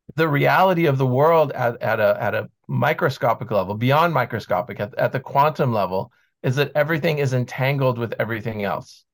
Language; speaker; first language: English; native; English